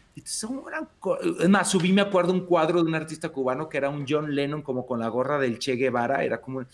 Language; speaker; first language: Spanish; native; Spanish